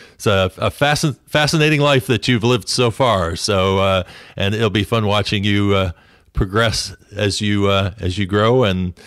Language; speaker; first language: English; native; English